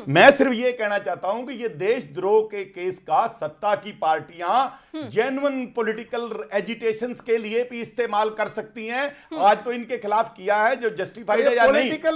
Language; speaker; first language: Hindi; native; Hindi